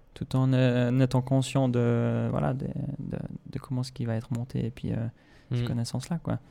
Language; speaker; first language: French; native; French